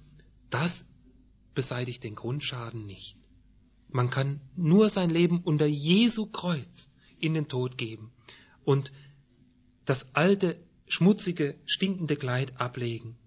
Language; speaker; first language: German; native; German